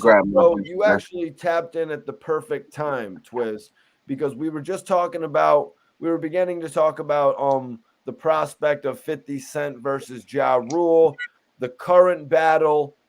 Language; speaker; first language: English; native; English